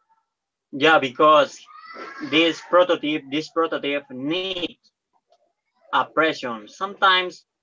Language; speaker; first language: English; non-native, learner; Spanish